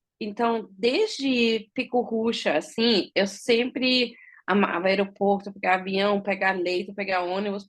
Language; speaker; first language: Portuguese; early bilingual, heritage; Portuguese